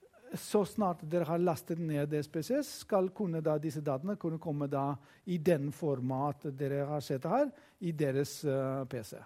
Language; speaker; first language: Norwegian; non-native, fluent; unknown